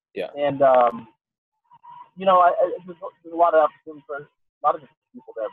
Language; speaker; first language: English; native; English